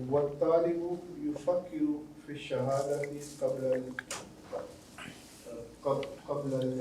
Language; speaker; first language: Arabic; non-native, learner; Urdu